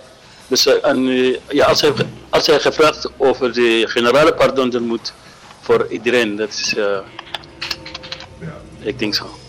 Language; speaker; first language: Dutch; non-native, learner; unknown